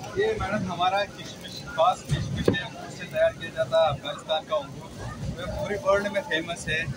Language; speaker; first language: Hindi; non-native, fluent; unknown